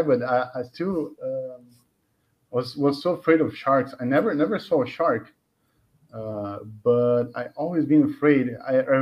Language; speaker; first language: English; non-native, fluent; Portuguese